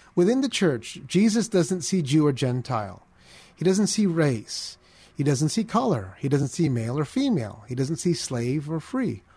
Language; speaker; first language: English; early bilingual, other home language; Filipino